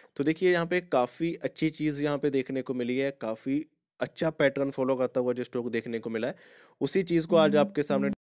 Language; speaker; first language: Hindi; native; Hindi